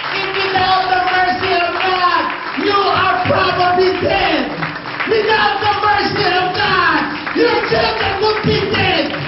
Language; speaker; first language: English; non-native, local second language; Filipino